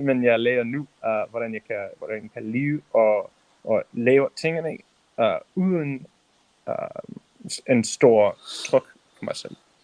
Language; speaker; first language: Danish; non-native, learner; English